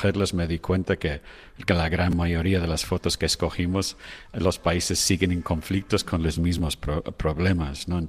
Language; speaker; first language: Spanish; non-native, fluent; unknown